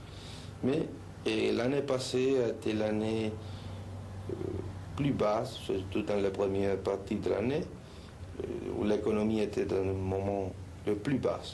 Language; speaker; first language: French; non-native, fluent; Spanish